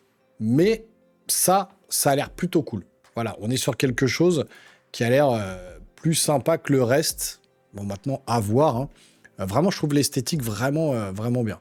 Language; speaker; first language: French; native; French